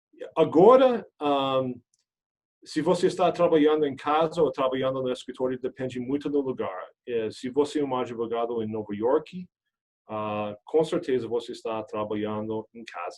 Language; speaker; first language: Portuguese; non-native, fluent; English